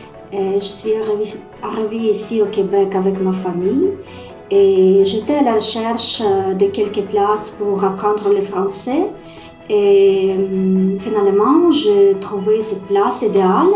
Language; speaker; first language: French; non-native, fluent; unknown